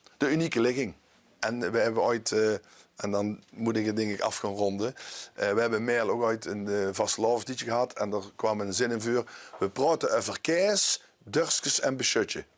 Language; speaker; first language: Dutch; native; Dutch